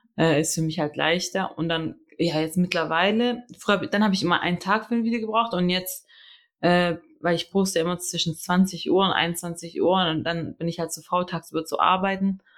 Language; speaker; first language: German; early bilingual, other home language; Albanian